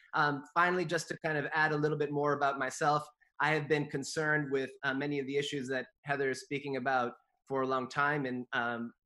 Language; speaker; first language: English; native; English